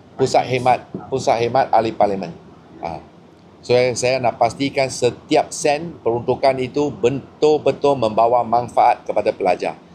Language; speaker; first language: Malay; non-native, local second language; Chinese